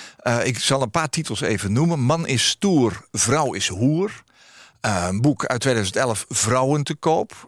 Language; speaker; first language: Dutch; native; Dutch